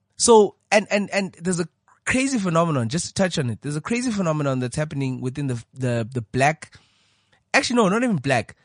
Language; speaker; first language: English; non-native, local second language; Xhosa